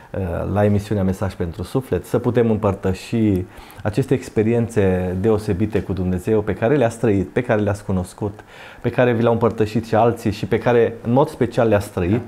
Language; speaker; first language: Romanian; native; Romanian